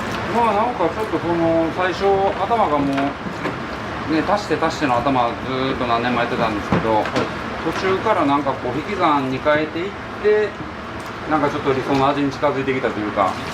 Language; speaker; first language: Japanese; native; Japanese